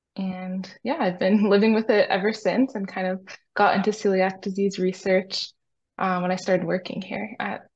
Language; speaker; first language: English; native; English